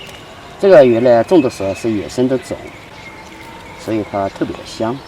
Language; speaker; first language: Chinese; native; Chinese